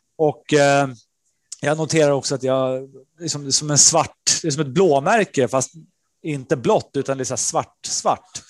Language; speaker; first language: Swedish; early bilingual, other home language; Spanish